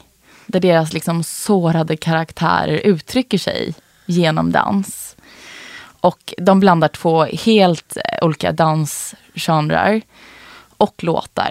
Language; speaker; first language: Swedish; native; Swedish